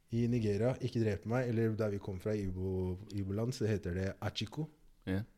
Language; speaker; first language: Norwegian; early bilingual, other home language; Igbo